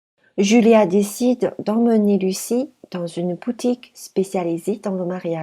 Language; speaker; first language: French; non-native, fluent; Chinese